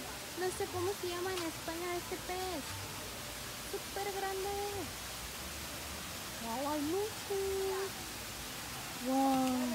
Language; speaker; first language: Spanish; non-native, fluent; Korean